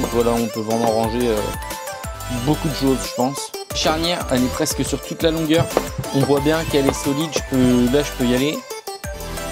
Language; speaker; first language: French; native; French